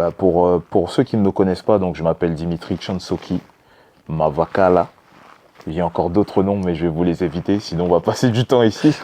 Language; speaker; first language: French; early bilingual, other home language; Lingala